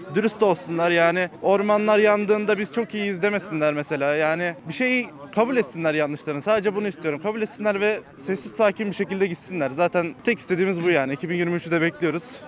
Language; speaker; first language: Turkish; native; Turkish